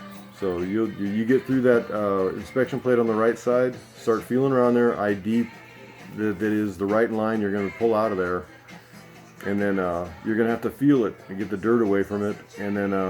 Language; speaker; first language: English; native; English